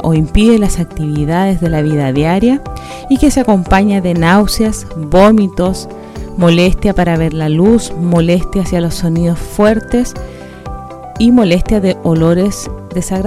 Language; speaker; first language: Spanish; native; Spanish